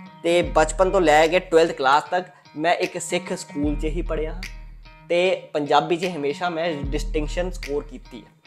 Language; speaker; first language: Hindi; non-native, local second language; Punjabi